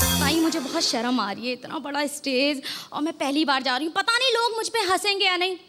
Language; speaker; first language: Hindi; native; Hindi